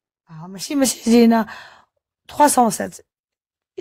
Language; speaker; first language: Arabic; early bilingual, heritage; French